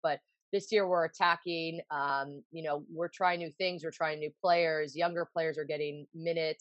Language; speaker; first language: English; native; English